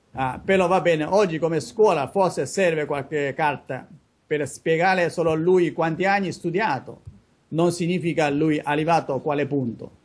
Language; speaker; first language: Italian; non-native, learner; Chinese